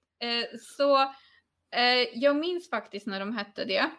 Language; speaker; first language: Swedish; non-native, fluent; Polish